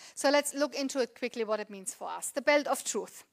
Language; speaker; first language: English; non-native, fluent; German